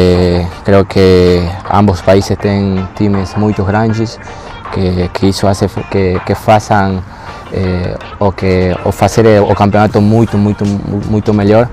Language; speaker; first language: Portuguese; non-native, learner; Spanish